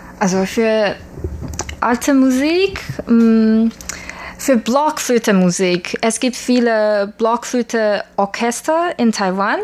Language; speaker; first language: German; non-native, learner; Chinese